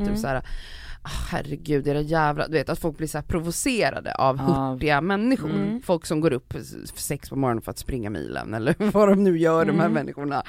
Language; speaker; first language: Swedish; native; Swedish